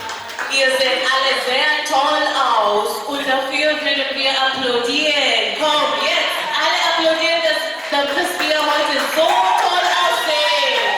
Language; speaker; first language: German; non-native, fluent; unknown